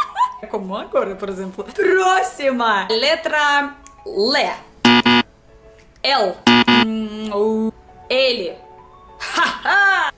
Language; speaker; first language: Portuguese; non-native, learner; Russian